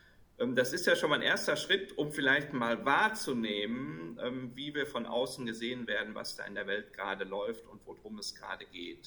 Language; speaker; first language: German; native; German